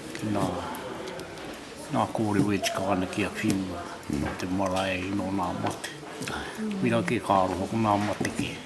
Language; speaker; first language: Māori; native; Māori